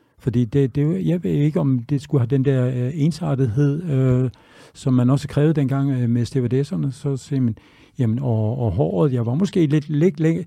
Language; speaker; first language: Danish; native; Danish